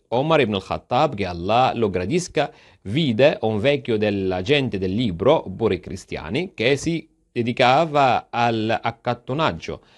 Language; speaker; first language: Italian; non-native, fluent; Arabic